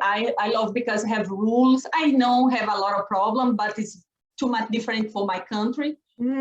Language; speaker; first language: English; non-native, learner; Portuguese